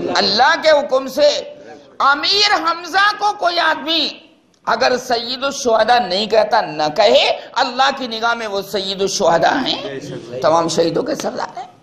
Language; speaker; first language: Urdu; native; Urdu